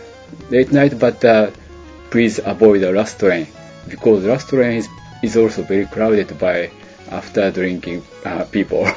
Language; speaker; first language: English; non-native, learner; Japanese